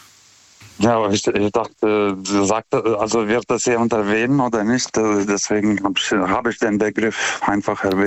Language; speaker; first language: German; non-native, fluent; Lithuanian